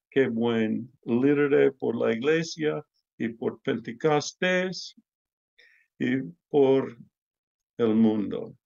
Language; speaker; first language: Spanish; non-native, learner; English